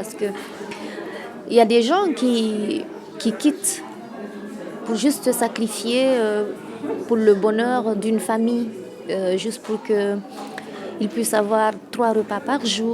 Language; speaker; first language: French; non-native, local second language; Fula